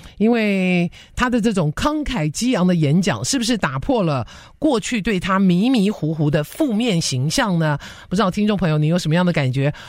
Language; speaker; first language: Chinese; native; Chinese